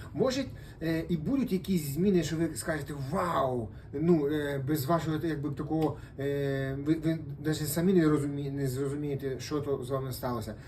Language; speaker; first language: Ukrainian; non-native, local second language; Russian